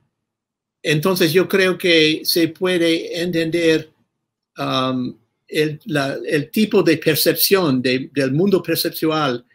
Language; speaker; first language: Spanish; non-native, fluent; English